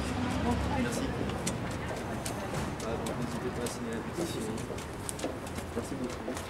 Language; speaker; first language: French; native; French